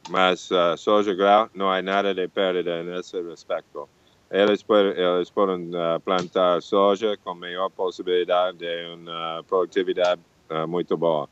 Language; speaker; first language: Portuguese; non-native, fluent; English